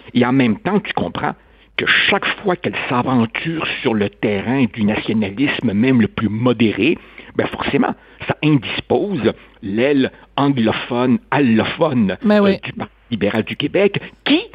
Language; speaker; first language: French; native; French